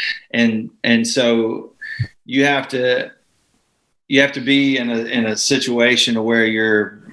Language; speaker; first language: English; native; English